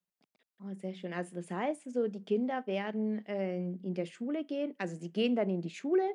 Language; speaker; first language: German; non-native, fluent; Italian